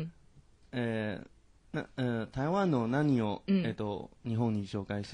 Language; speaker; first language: Japanese; non-native, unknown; Chinese